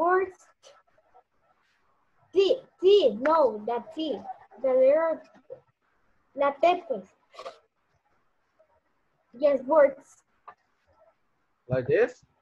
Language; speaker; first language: English; non-native, learner; Spanish